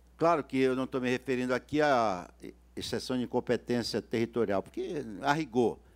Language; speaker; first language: Portuguese; native; Portuguese